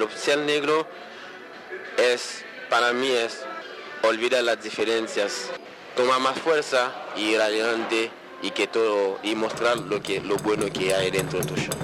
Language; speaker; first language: Spanish; non-native, local second language; Haitian Creole